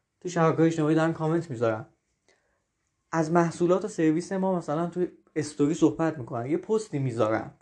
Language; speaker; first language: Persian; native; Persian